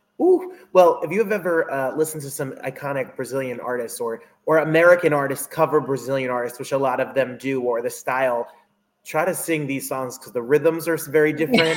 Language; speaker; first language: English; native; English